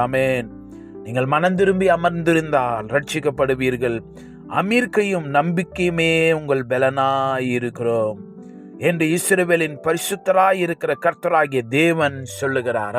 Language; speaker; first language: Tamil; native; Tamil